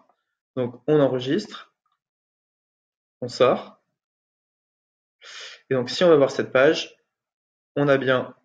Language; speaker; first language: French; native; French